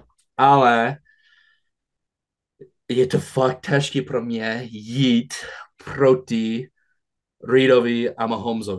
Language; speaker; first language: Czech; non-native, fluent; English